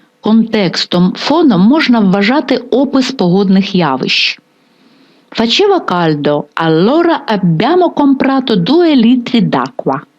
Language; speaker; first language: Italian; non-native, fluent; Ukrainian